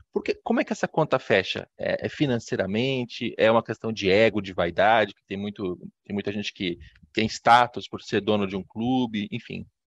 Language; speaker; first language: Portuguese; native; Portuguese